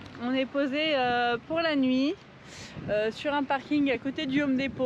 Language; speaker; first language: French; native; French